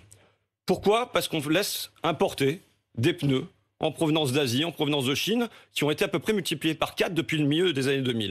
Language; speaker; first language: French; native; French